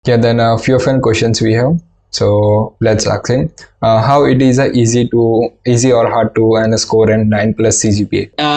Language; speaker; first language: English; non-native, local second language; Gujarati